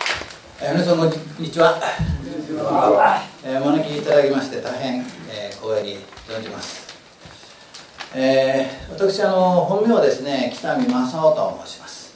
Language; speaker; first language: Japanese; native; Japanese